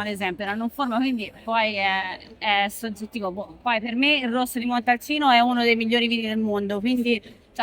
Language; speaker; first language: Italian; native; Italian